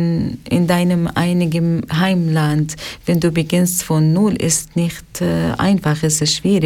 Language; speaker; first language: German; non-native, learner; Arabic